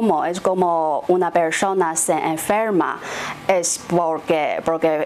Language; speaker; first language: Spanish; non-native, fluent; Chinese